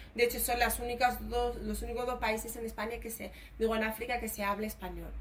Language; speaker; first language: Spanish; early bilingual, other home language; Arabic